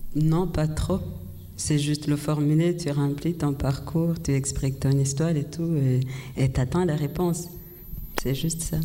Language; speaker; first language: French; non-native, local second language; Kinyarwanda